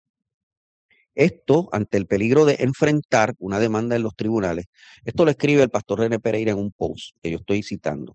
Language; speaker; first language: Spanish; native; Spanish